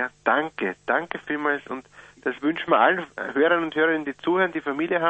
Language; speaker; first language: German; native; German